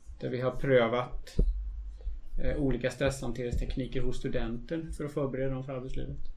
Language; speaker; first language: Swedish; native; Swedish